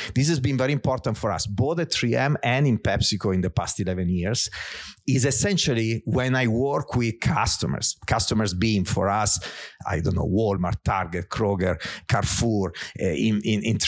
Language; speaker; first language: English; non-native, fluent; Italian